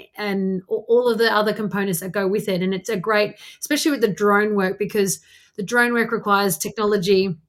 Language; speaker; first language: English; native; English